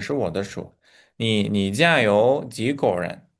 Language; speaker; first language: Chinese; non-native, fluent; Uzbek